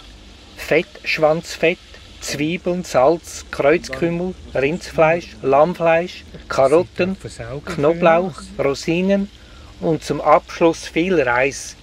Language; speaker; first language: German; native; German